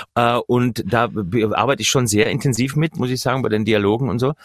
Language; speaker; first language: German; native; German